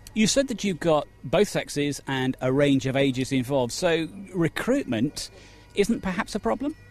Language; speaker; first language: English; native; English